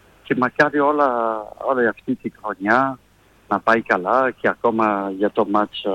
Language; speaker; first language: Greek; non-native, fluent; French